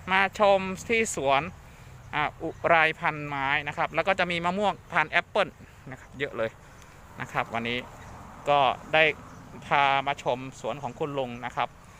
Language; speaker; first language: Thai; native; Thai